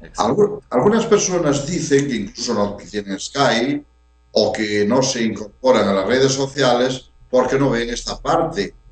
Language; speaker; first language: Spanish; native; Spanish